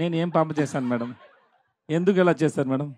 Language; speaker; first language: Telugu; non-native, learner; Tamil